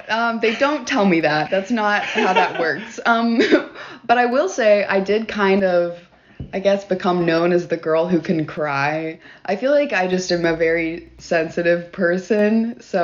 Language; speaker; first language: English; native; English